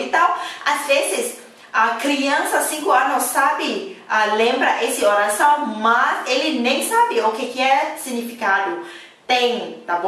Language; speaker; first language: Portuguese; non-native, fluent; Thai